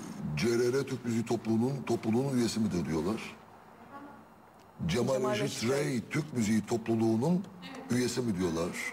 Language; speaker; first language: Turkish; native; Turkish